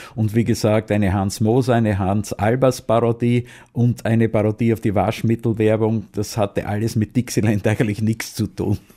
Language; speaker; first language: German; native; German